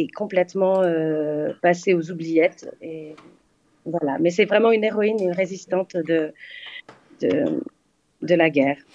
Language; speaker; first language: French; native; French